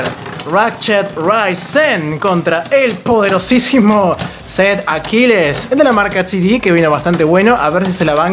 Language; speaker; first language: Spanish; native; Spanish